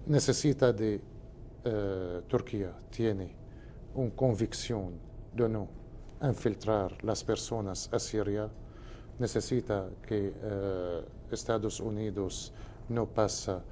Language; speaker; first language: Spanish; non-native, fluent; Arabic